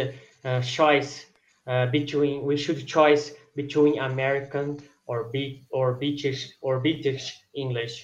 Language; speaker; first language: English; non-native, fluent; Portuguese